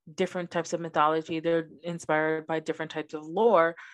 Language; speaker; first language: English; early bilingual, other home language; Spanish